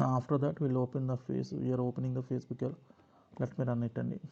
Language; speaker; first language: English; non-native, local second language; Telugu